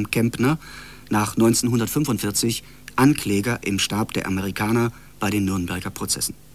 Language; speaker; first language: German; native; German